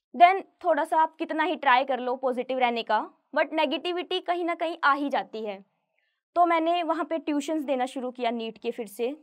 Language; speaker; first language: Hindi; native; Hindi